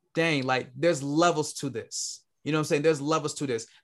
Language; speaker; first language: English; native; English